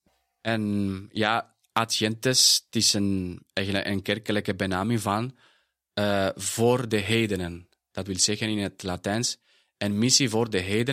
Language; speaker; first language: Dutch; non-native, fluent; Spanish